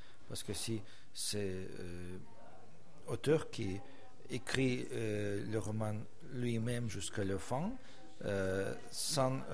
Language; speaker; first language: French; non-native, fluent; Russian